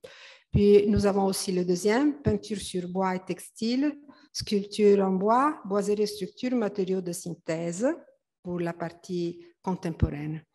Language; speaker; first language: French; non-native, fluent; Italian